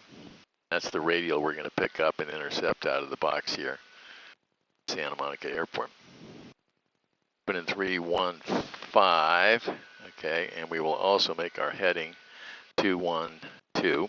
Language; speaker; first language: English; native; English